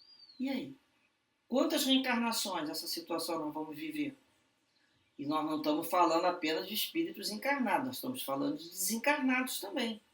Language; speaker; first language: Portuguese; native; Portuguese